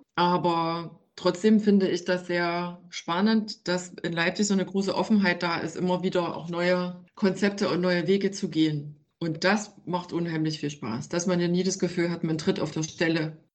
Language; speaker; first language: German; native; German